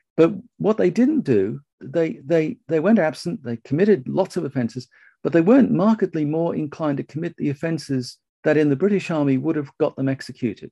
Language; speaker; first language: English; native; English